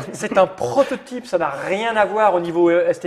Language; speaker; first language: French; native; French